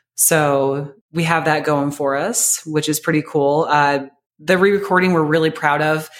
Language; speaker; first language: English; native; English